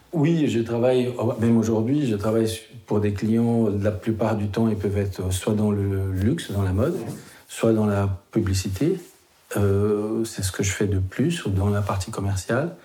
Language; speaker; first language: French; non-native, fluent; Portuguese